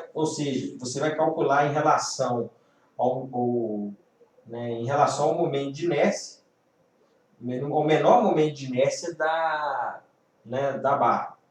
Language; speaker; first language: Portuguese; native; Portuguese